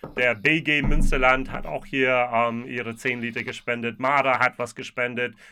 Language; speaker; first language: German; non-native, fluent; English